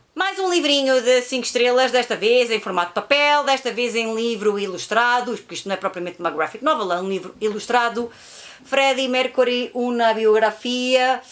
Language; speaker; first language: Portuguese; native; Portuguese